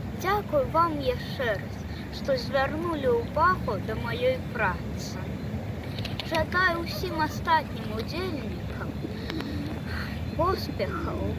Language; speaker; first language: Belarusian; native; Belarusian